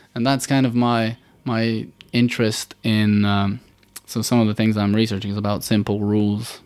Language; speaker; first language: English; non-native, fluent; Bulgarian